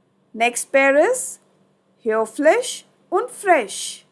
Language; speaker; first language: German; non-native, fluent; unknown